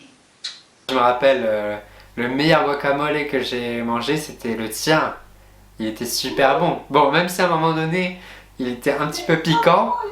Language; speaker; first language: French; native; French